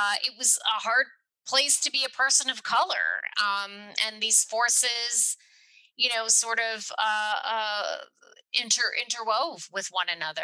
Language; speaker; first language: English; native; English